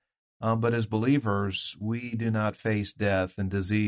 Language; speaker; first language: English; native; English